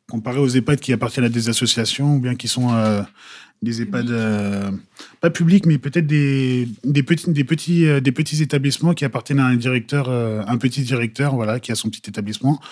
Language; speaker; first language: French; native; French